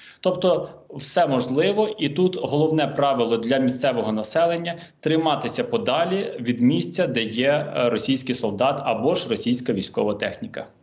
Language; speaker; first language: Ukrainian; native; Ukrainian